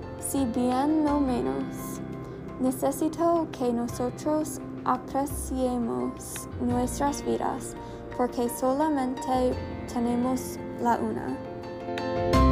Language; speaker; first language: Spanish; non-native, learner; English